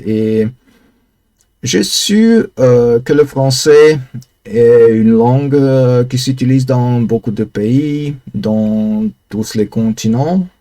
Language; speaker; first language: French; non-native, learner; Slovak